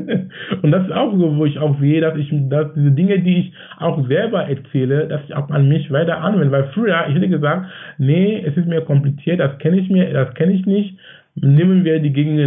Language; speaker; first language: German; non-native, fluent; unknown